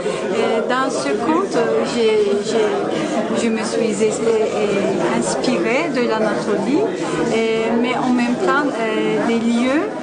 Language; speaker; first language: French; non-native, fluent; Turkish